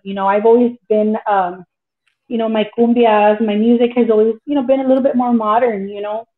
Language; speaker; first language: English; early bilingual, other home language; Spanish